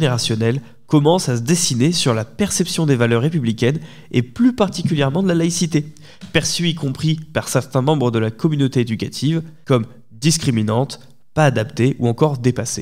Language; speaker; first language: French; native; French